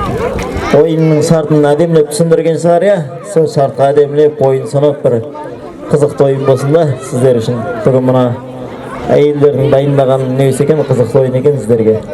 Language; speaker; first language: Kazakh; native; Kazakh